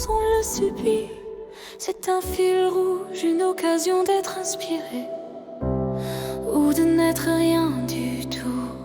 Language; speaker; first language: French; native; French